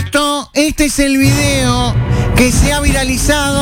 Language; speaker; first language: Spanish; native; Spanish